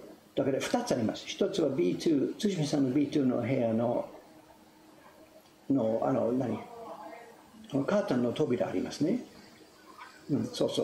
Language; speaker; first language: Japanese; non-native, fluent; English